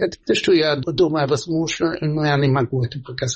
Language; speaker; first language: Russian; non-native, fluent; Swedish